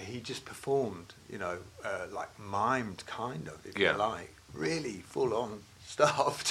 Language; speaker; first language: English; native; English